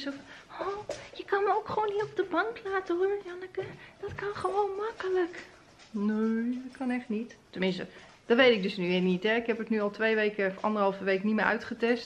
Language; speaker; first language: Dutch; native; Dutch